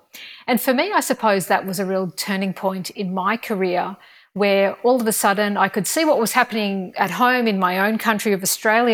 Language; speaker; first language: English; native; English